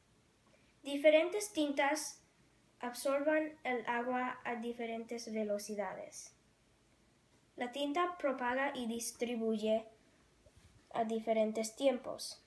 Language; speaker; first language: Spanish; non-native, learner; English